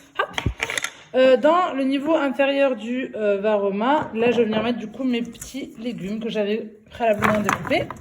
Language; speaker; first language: French; early bilingual, other home language; Arabic